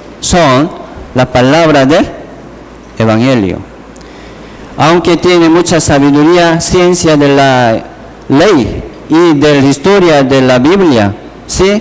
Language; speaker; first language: Spanish; non-native, learner; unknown